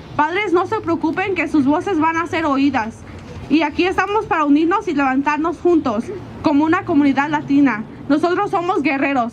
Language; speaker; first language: Spanish; early bilingual, heritage; Spanish